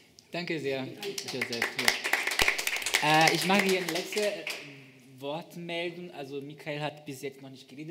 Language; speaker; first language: German; non-native, fluent; Portuguese